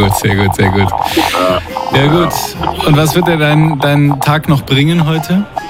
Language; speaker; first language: German; native; German